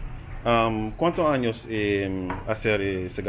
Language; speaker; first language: Spanish; non-native, learner; English